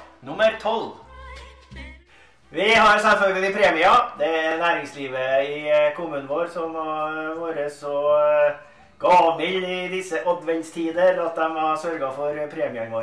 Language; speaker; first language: Norwegian; native; Norwegian